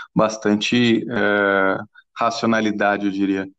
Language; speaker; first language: Portuguese; non-native, fluent; English